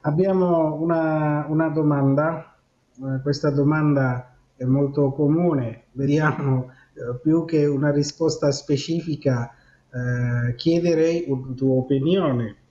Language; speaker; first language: Italian; non-native, fluent; Bangla